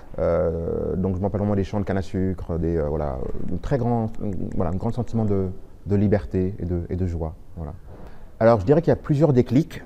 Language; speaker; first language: French; non-native, local second language; Wolof